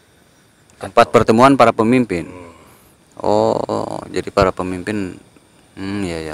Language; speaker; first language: Indonesian; native; Indonesian